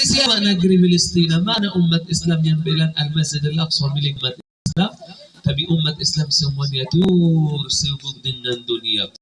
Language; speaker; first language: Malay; non-native, fluent; Arabic